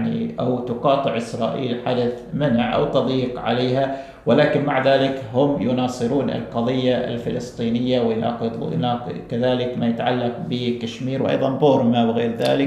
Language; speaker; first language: Arabic; native; Arabic